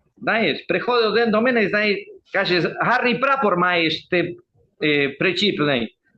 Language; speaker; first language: Ukrainian; early bilingual, heritage; Ukrainian